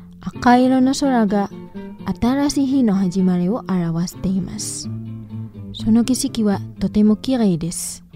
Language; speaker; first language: Japanese; non-native, fluent; Indonesian